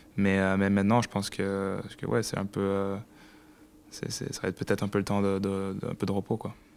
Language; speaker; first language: French; native; French